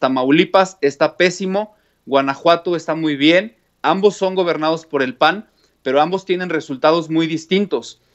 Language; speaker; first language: Spanish; native; Spanish